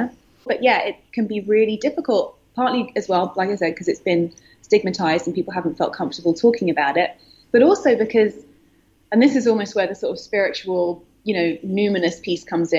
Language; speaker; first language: English; native; English